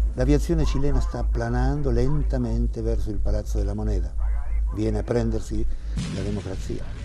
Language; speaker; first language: Italian; non-native, fluent; Spanish